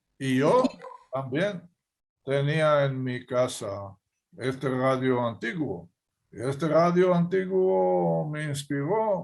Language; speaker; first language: Spanish; non-native, fluent; Hebrew